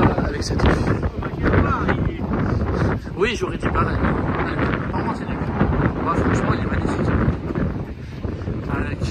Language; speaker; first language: French; native; French